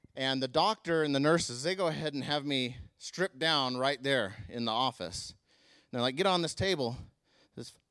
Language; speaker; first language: English; native; English